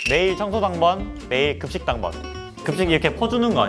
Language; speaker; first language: Korean; native; Korean